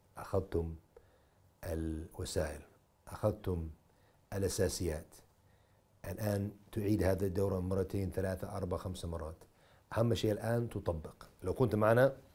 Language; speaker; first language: Arabic; non-native, fluent; English